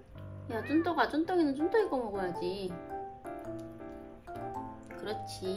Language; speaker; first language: Korean; native; Korean